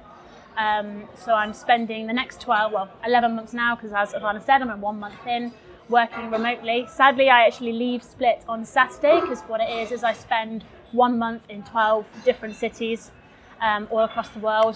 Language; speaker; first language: English; native; English